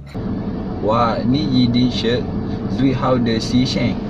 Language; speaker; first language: Chinese; non-native, learner; Malay